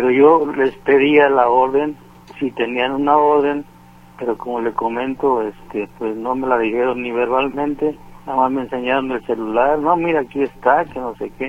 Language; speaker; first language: Spanish; native; Spanish